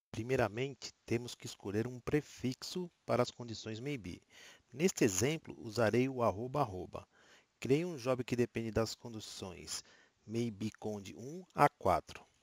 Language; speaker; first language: Portuguese; native; Portuguese